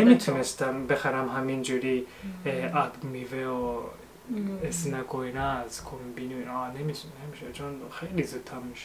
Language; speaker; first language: Persian; non-native, fluent; Japanese